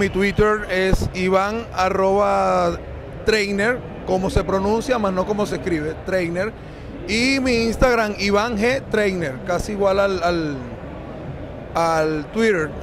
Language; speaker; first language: Spanish; native; Spanish